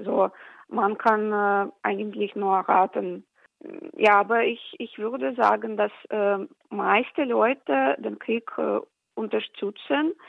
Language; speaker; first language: German; non-native, fluent; Russian